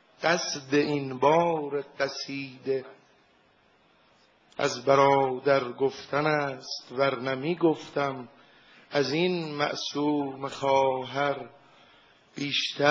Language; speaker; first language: Persian; native; Persian